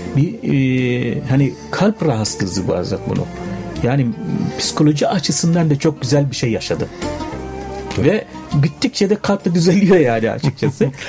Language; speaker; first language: Turkish; non-native, fluent; Arabic